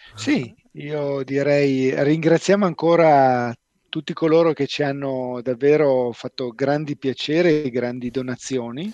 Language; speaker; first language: Italian; native; Italian